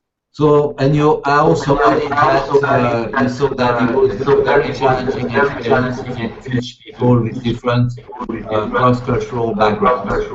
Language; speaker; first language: English; non-native, fluent; French